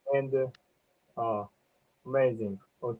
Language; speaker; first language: English; non-native, learner; Japanese